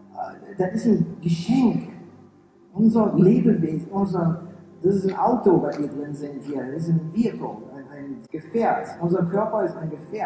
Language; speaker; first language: German; early bilingual, heritage; English